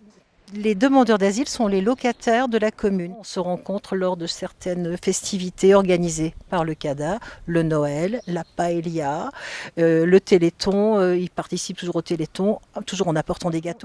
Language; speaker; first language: French; native; French